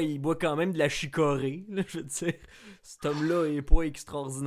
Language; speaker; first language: French; native; French